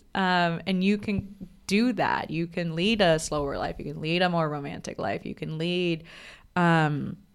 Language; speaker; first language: English; non-native, local second language; Bangla